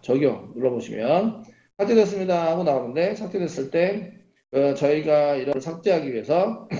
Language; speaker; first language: Korean; native; Korean